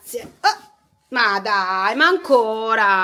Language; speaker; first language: Italian; native; Italian